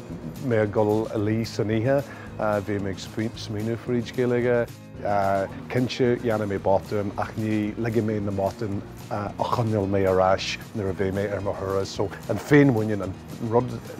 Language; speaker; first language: Irish; non-native, local second language; English